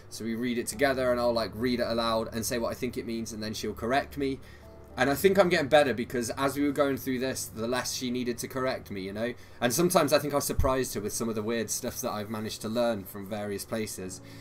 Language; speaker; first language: English; native; English